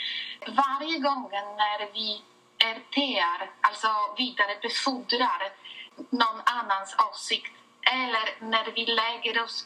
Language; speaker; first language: Swedish; non-native, fluent; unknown